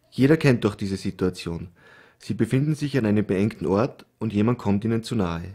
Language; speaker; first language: German; native; German